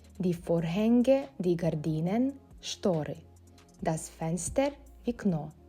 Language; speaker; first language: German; non-native, fluent; Ukrainian